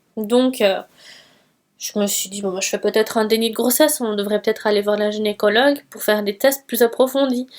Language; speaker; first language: French; early bilingual, other home language; Portuguese